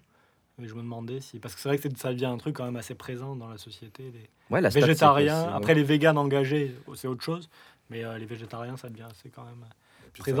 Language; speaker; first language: French; native; French